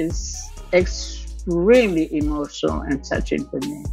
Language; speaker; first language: English; native; English